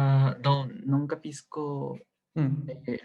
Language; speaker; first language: Italian; non-native, learner; Spanish